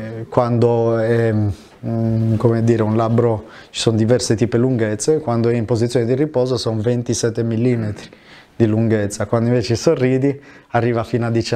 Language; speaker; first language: Italian; native; Italian